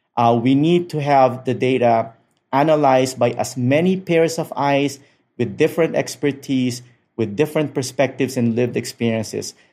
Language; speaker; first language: English; non-native, local second language; Filipino